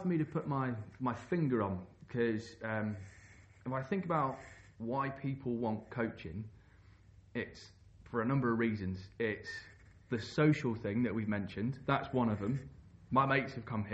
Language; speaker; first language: English; native; English